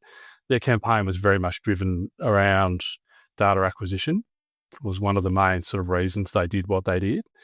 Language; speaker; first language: English; native; English